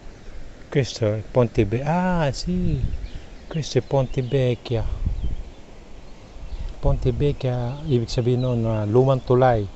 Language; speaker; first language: Italian; non-native, learner; Filipino